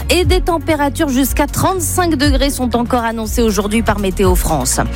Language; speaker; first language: French; native; French